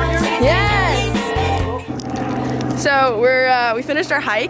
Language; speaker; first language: English; native; English